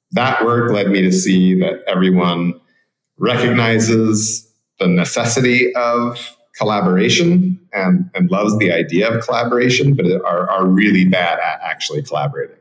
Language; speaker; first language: English; native; English